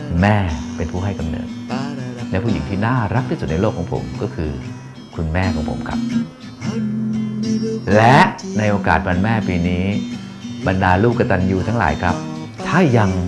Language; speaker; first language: Thai; native; Thai